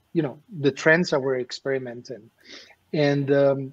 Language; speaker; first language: English; non-native, fluent; Spanish